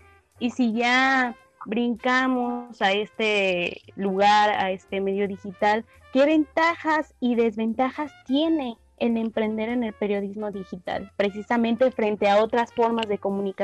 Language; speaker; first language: Spanish; native; Spanish